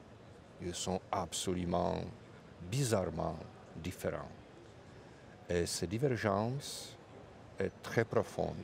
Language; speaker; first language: French; non-native, fluent; Czech